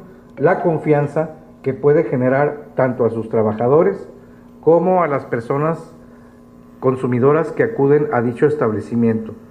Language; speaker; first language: Spanish; native; Spanish